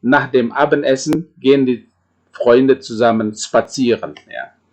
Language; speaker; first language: German; non-native, fluent; Indonesian